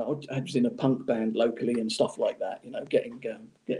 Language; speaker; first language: English; native; English